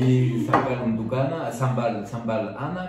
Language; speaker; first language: Indonesian; non-native, learner; French